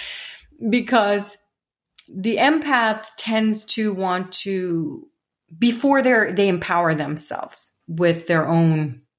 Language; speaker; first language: English; native; English